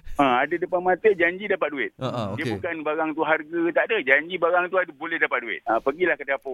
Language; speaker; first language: Malay; native; Malay